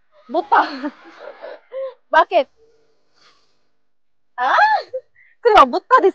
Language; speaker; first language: Japanese; non-native, learner; Filipino